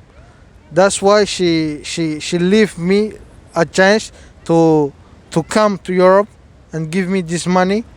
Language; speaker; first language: English; non-native, fluent; Somali